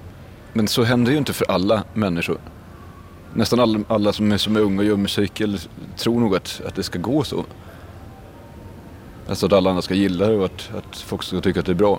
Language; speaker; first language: Swedish; native; Swedish